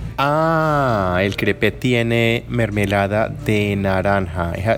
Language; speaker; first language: Spanish; non-native, learner; English